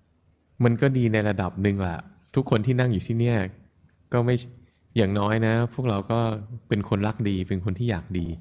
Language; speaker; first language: Thai; native; Thai